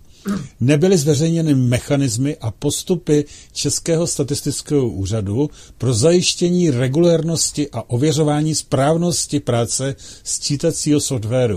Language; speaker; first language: Czech; native; Czech